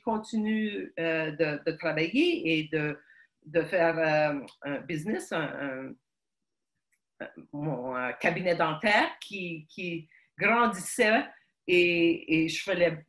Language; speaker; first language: French; early bilingual, other home language; Ukrainian